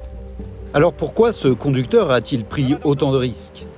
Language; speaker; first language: French; native; French